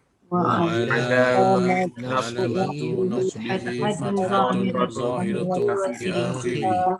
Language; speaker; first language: Arabic; non-native, learner; Malay